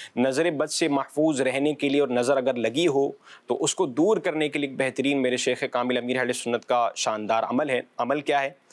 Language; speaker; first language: Urdu; non-native, local second language; Punjabi